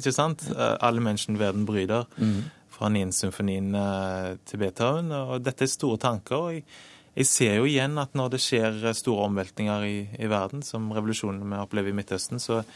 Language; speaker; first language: Norwegian; native; Norwegian